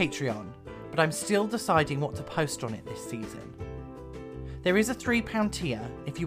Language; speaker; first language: English; native; English